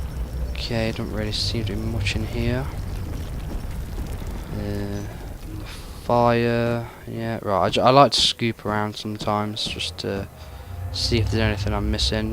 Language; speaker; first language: English; native; English